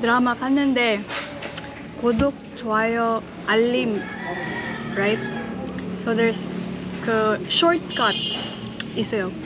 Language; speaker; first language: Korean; non-native, learner; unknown